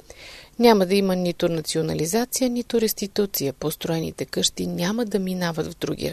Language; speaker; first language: Bulgarian; native; Bulgarian